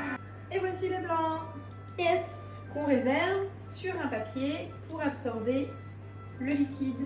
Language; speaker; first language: French; native; French